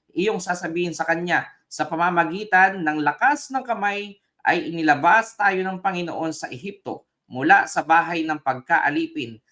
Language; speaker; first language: Filipino; native; Filipino